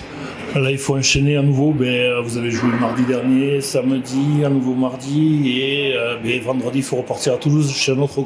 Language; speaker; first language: French; native; French